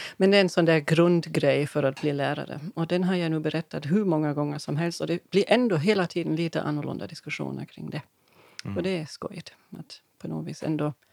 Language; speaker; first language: Swedish; non-native, fluent; German